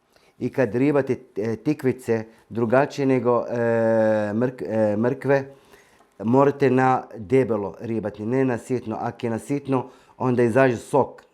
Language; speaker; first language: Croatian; non-native, fluent; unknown